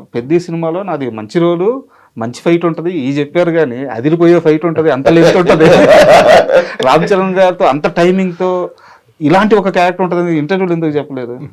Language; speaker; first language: Telugu; native; Telugu